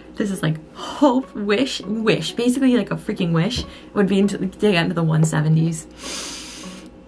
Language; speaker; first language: English; native; English